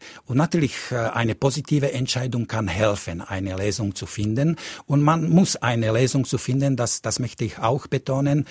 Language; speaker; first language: German; non-native, fluent; Slovak